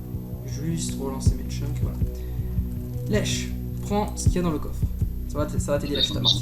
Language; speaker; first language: French; native; French